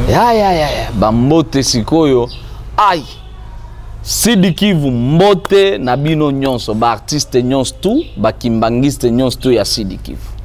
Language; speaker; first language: Lingala; non-native, local second language; Swahili